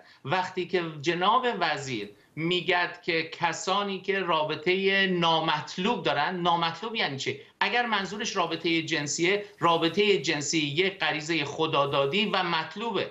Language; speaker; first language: Persian; native; Persian